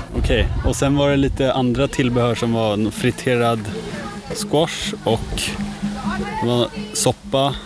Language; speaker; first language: Swedish; native; Swedish